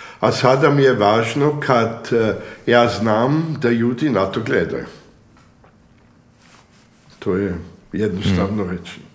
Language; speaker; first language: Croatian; early bilingual, heritage; Croatian